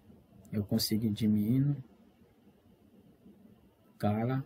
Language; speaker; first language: Portuguese; non-native, fluent; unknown